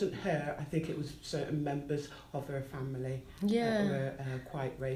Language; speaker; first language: English; native; English